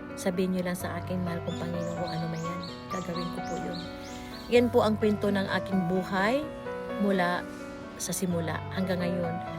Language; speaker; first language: Filipino; non-native, local second language; Cebuano